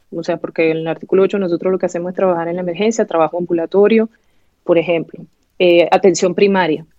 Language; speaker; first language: Spanish; native; Spanish